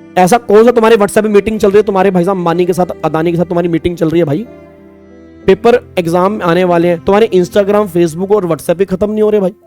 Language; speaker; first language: Hindi; native; Hindi